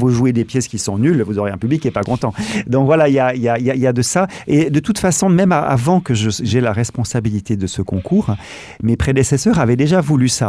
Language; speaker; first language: French; native; French